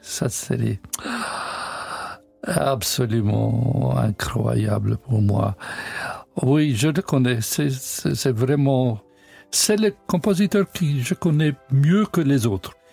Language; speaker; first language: French; non-native, learner; English